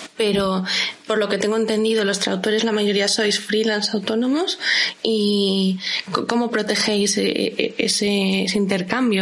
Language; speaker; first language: Spanish; native; Spanish